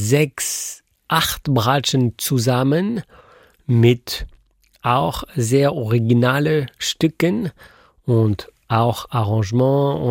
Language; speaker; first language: German; non-native, fluent; French